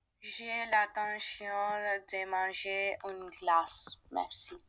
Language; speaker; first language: French; non-native, learner; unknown